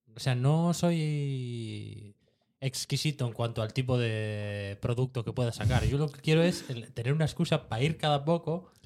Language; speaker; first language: Spanish; native; Spanish